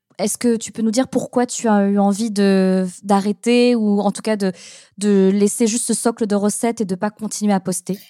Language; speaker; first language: French; native; French